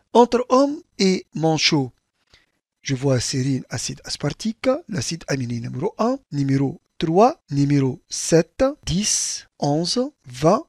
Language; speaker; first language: French; non-native, local second language; Arabic